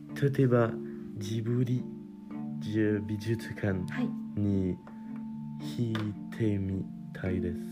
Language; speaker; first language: Japanese; non-native, learner; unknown